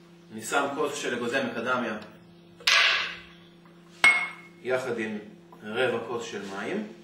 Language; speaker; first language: Hebrew; native; Hebrew